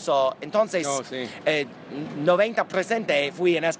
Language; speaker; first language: Spanish; non-native, learner; English